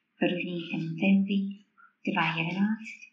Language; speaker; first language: Czech; non-native, fluent; English